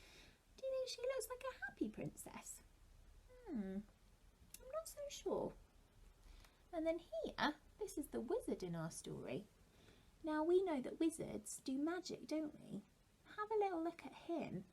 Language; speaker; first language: English; native; English